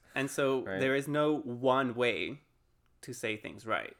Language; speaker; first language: English; early bilingual, other home language; Spanish